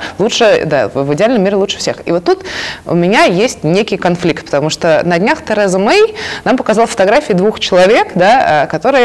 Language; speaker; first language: Russian; native; Russian